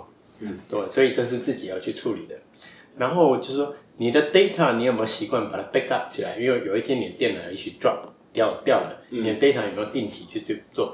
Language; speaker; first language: Chinese; native; Chinese